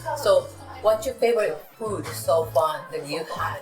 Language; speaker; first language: English; non-native, learner; Japanese